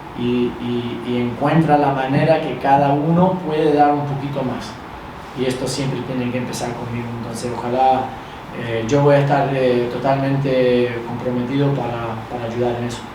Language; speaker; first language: Spanish; early bilingual, other home language; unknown